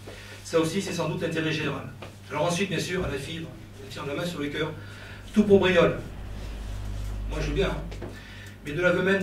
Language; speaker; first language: French; native; French